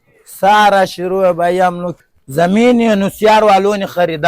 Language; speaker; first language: Hindi; non-native, local second language; Pashto